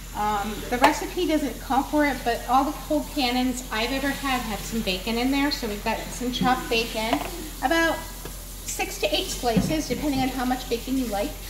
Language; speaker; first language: English; native; English